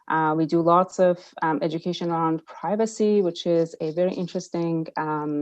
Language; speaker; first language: English; non-native, fluent; Persian